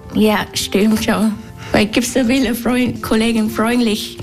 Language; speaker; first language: German; non-native, learner; Vietnamese